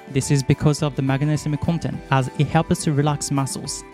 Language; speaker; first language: English; non-native, fluent; Japanese